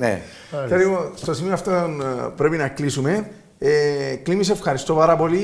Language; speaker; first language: Greek; native; Greek